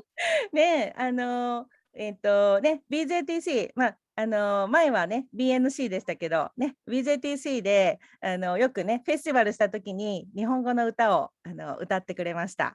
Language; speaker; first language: Japanese; non-native, fluent; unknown